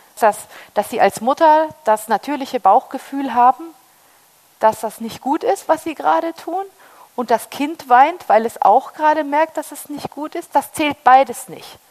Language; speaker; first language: German; early bilingual, heritage; German